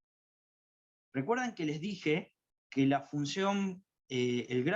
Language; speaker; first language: Spanish; native; Spanish